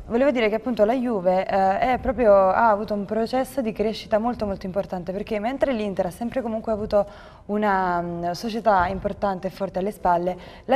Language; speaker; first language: Italian; native; Italian